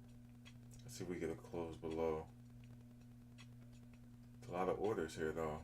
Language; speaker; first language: English; native; English